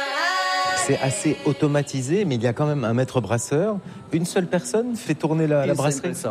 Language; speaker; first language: French; native; French